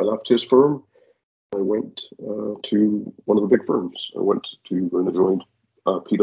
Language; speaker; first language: English; native; English